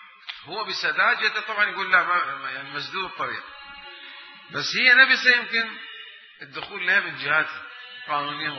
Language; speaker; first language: Arabic; native; Arabic